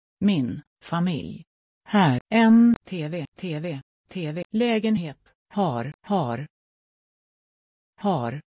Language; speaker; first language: Swedish; non-native, learner; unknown